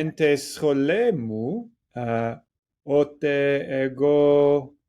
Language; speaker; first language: Greek; non-native, learner; English